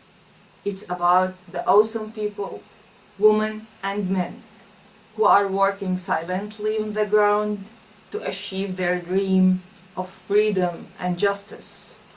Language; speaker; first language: English; non-native, fluent; Arabic